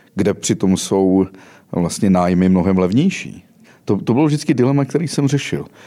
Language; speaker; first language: Czech; native; Czech